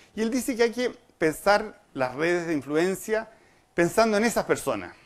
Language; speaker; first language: Spanish; native; Spanish